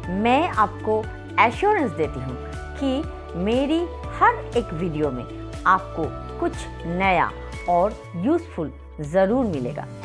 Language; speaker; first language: Hindi; non-native, local second language; Bangla